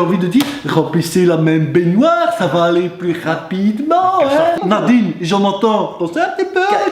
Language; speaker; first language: French; native; French